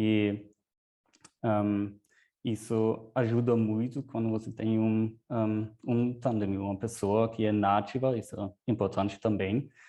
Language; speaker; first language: Portuguese; non-native, fluent; German